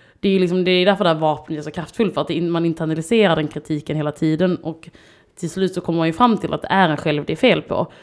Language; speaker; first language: Swedish; native; Swedish